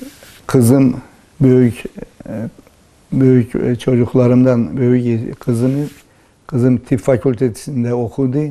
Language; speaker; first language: Turkish; early bilingual, heritage; Turkish